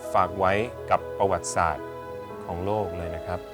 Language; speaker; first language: Thai; early bilingual, other home language; English